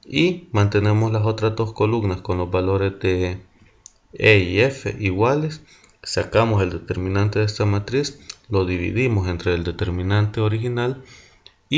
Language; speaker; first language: Spanish; native; Spanish